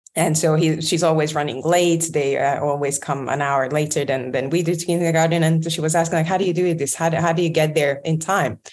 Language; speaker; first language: English; non-native, fluent; Hungarian